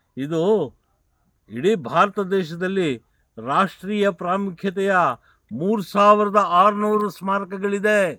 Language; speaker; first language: Kannada; non-native, local second language; Urdu